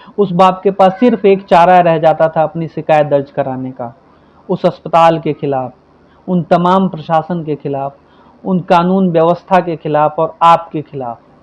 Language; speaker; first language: Hindi; native; Hindi